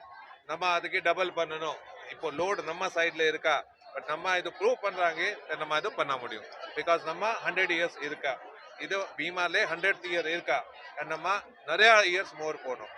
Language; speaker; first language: Tamil; non-native, learner; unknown